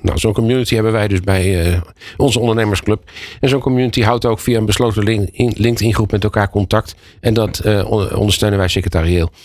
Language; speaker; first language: Dutch; native; Dutch